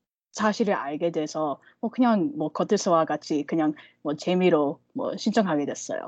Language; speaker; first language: Korean; non-native, fluent; English